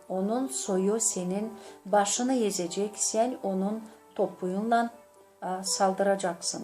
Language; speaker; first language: Turkish; non-native, learner; Gagauz